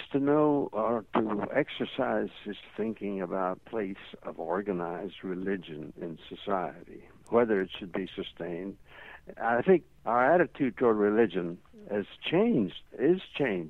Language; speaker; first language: English; native; English